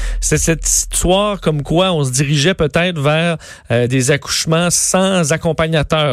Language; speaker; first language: French; native; French